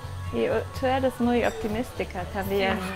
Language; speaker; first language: Spanish; non-native, learner; German